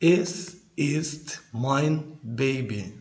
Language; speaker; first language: German; non-native, fluent; Turkish